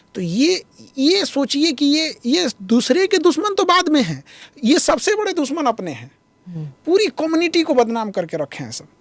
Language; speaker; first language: Hindi; native; Hindi